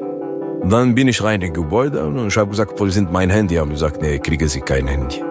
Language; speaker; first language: German; non-native, learner; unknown